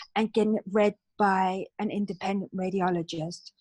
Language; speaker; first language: English; native; English